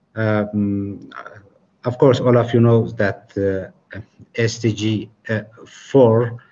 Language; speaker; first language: English; non-native, fluent; Persian